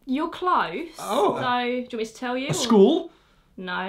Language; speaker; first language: English; native; English